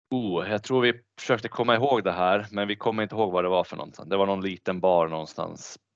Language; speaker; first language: Swedish; early bilingual, other home language; Bosnian